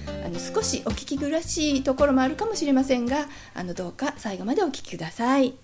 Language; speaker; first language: Japanese; native; Japanese